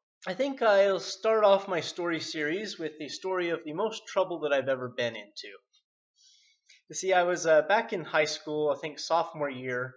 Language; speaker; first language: English; native; English